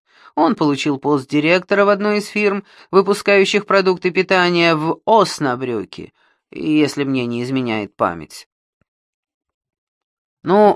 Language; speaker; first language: Russian; native; Russian